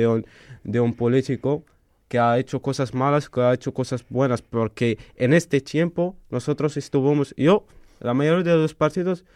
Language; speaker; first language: Spanish; non-native, fluent; Arabic